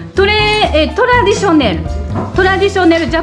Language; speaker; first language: French; non-native, learner; Japanese